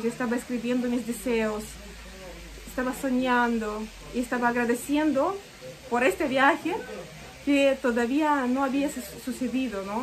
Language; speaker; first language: Spanish; native; Spanish